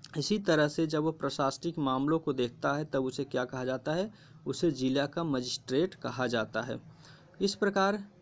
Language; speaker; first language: Hindi; native; Hindi